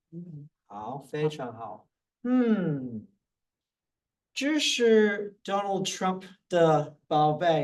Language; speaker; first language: Chinese; non-native, fluent; English